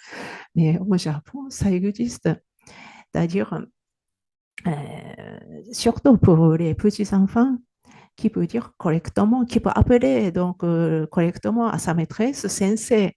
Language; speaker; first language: French; non-native, fluent; Japanese